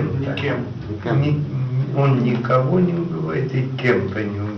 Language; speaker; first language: Russian; native; Russian